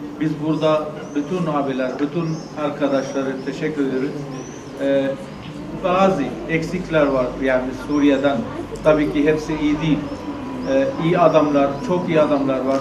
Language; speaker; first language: Turkish; non-native, learner; Arabic